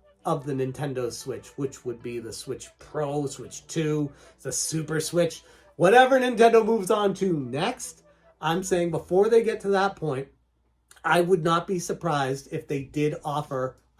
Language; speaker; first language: English; native; English